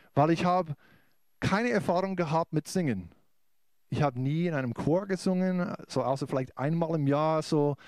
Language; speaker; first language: German; non-native, fluent; English